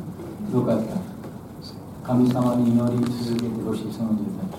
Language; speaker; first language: Japanese; non-native, learner; Bangla